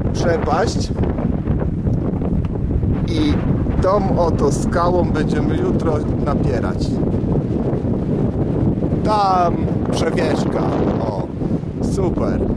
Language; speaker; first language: Polish; native; Polish